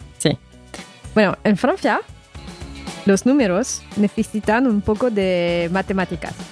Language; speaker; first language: Spanish; non-native, learner; French